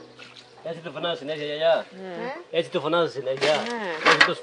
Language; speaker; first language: Greek; non-native, learner; Albanian